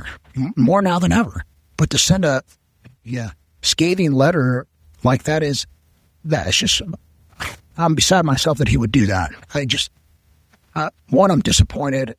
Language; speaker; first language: English; non-native, local second language; Spanish